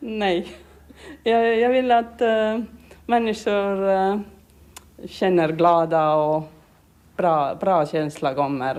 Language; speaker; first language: Swedish; non-native, learner; Estonian